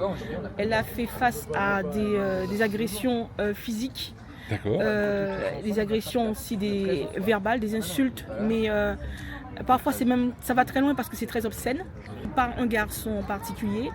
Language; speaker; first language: French; native; French